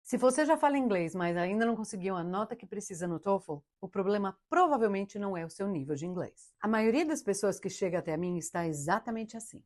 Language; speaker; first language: Portuguese; early bilingual, heritage; Portuguese